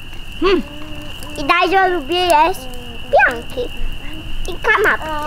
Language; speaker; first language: Polish; early bilingual, heritage; Polish